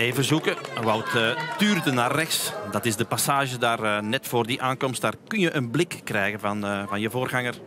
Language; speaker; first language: Dutch; native; Dutch